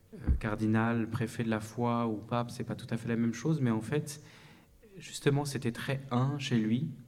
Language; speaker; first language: French; native; French